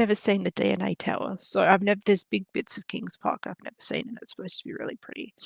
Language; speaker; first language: English; native; English